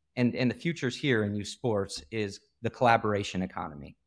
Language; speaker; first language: English; native; English